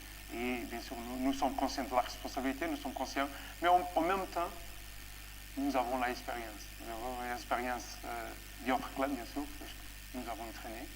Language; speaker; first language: French; non-native, fluent; Portuguese